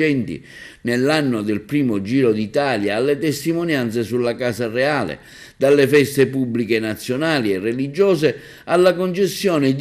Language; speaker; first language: Italian; native; Italian